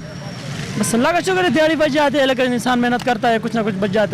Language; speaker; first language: Hindi; non-native, local second language; Pashto